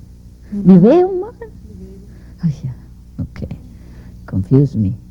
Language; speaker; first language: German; non-native, learner; Vietnamese